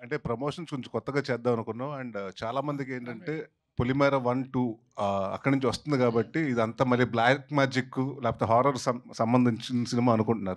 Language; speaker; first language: Telugu; native; Telugu